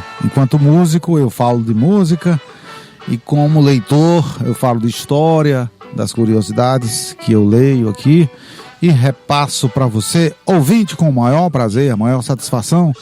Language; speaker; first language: Portuguese; native; Portuguese